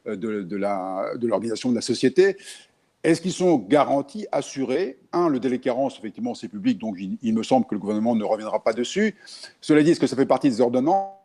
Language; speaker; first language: French; native; French